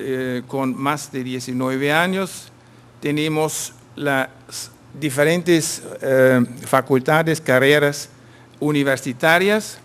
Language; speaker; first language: Spanish; non-native, fluent; German